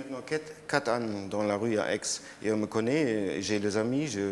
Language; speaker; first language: French; non-native, learner; German